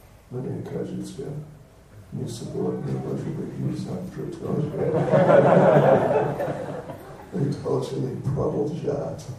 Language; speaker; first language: Russian; non-native, learner; English